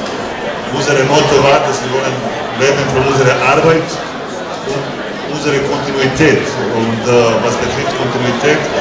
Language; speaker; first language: German; non-native, learner; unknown